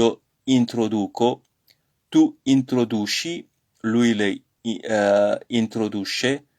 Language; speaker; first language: Italian; non-native, learner; French